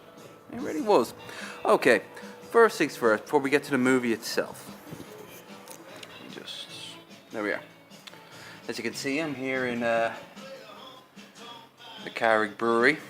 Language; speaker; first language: English; native; English